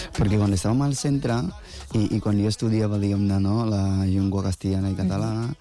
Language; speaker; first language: Catalan; non-native, fluent; Akan